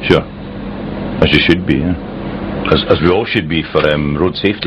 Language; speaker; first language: English; native; English